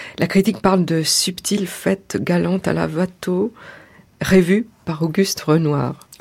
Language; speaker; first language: French; native; French